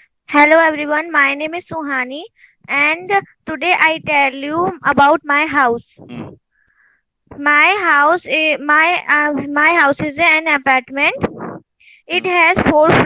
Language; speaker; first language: English; non-native, learner; Hindi